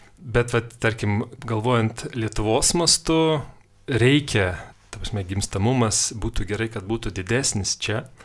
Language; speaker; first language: Lithuanian; native; Lithuanian